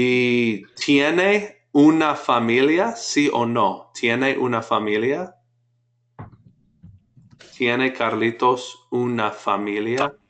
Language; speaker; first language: Spanish; non-native, fluent; English